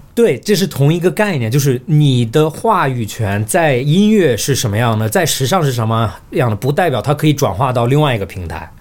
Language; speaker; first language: Chinese; early bilingual, heritage; Chinese